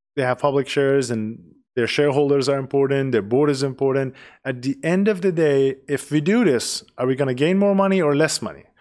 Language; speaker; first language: English; non-native, fluent; Persian